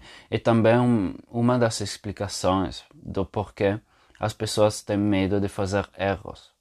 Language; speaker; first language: Portuguese; non-native, fluent; Italian